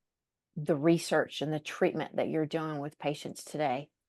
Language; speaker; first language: English; native; English